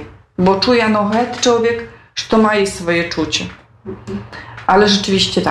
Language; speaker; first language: Polish; non-native, local second language; Ukrainian